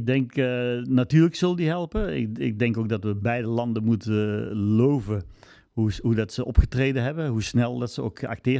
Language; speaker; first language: Dutch; native; Dutch